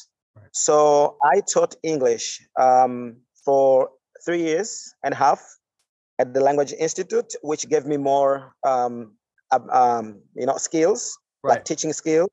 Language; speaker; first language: English; non-native, fluent; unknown